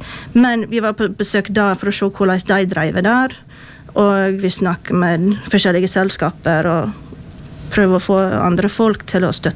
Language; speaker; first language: Swedish; non-native, fluent; English